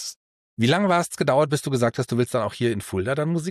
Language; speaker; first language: German; native; German